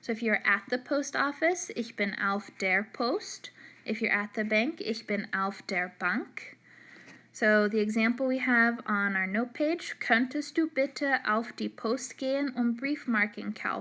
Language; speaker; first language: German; non-native, fluent; English